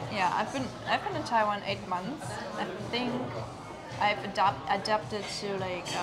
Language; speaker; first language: English; non-native, fluent; German